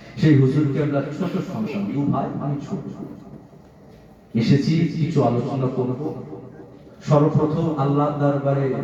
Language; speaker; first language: Bangla; native; Bangla